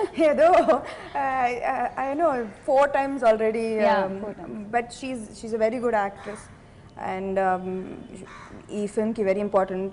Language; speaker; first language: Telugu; non-native, fluent; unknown